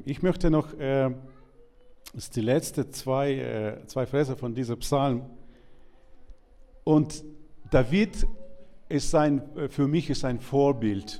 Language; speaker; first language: German; non-native, learner; Ukrainian